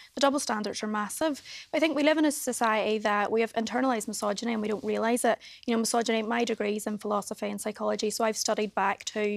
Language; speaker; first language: English; native; English